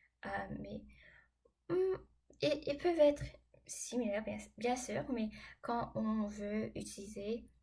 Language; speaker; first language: French; non-native, fluent; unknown